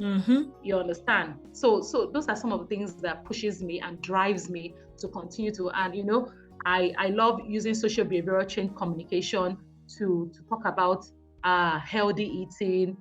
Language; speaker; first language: English; non-native, local second language; Yoruba